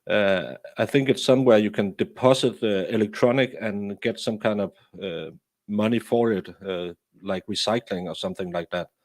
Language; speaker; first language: English; non-native, fluent; Danish